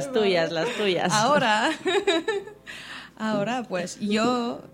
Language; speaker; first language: Spanish; non-native, learner; English